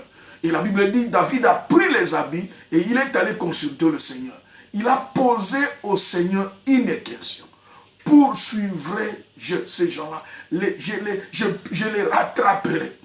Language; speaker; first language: French; non-native, local second language; Lingala